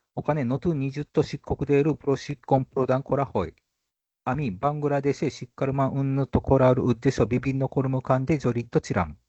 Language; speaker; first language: Bangla; non-native, fluent; Japanese